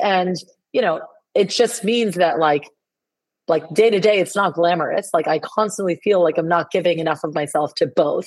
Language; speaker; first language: English; non-native, fluent; Spanish